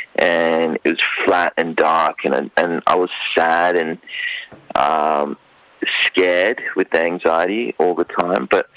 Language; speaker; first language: English; non-native, local second language; Sinhala